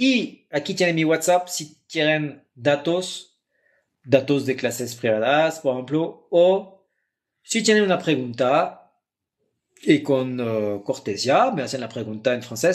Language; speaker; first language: Spanish; non-native, fluent; French